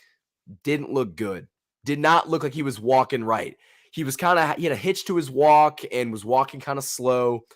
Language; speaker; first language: English; native; English